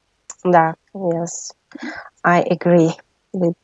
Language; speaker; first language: English; non-native, learner; Russian